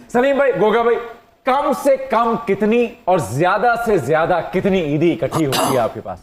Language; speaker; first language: Urdu; non-native, local second language; Punjabi